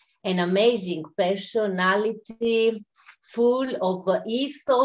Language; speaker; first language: English; non-native, fluent; Greek